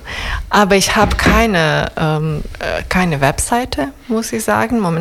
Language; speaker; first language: German; non-native, fluent; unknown